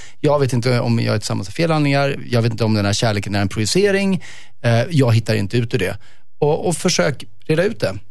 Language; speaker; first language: Swedish; native; Swedish